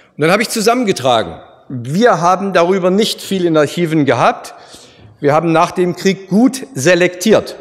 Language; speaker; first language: German; native; German